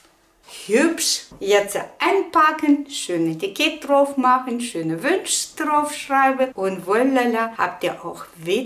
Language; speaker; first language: German; non-native, learner; Russian